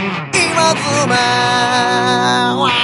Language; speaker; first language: Japanese; native; Japanese